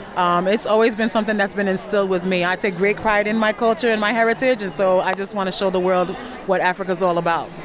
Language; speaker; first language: English; non-native, local second language; Akan